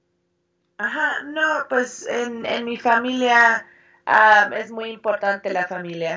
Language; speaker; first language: Spanish; early bilingual, heritage; Spanish